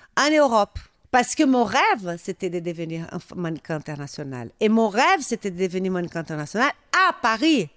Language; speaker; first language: French; non-native, fluent; Portuguese